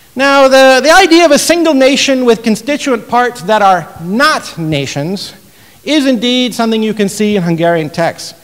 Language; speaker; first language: English; native; English